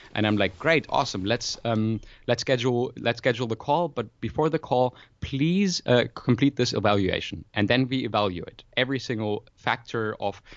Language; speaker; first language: English; non-native, fluent; German